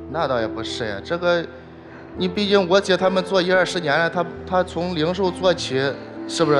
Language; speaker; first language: Chinese; native; Chinese